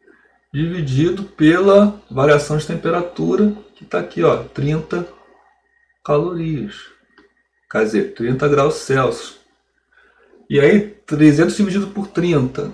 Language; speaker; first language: Portuguese; native; Portuguese